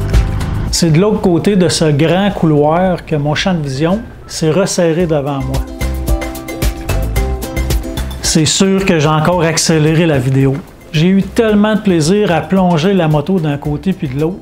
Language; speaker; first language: French; native; French